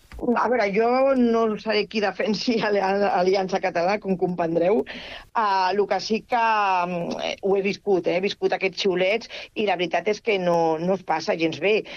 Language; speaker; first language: Catalan; non-native, local second language; Spanish